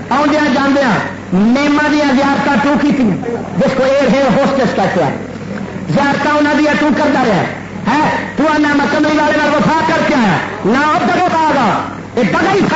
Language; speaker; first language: Urdu; native; Urdu